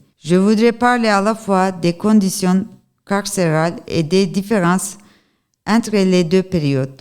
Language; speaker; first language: French; non-native, learner; Turkish